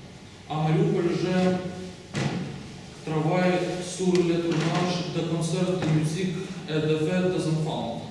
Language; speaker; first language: French; non-native, learner; Russian